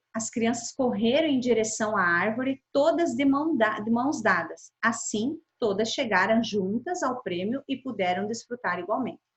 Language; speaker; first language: Portuguese; native; Portuguese